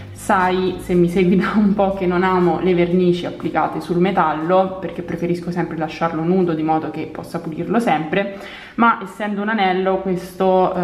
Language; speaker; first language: Italian; native; Italian